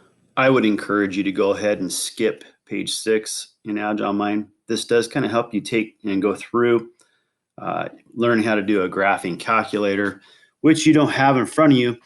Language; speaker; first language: English; native; English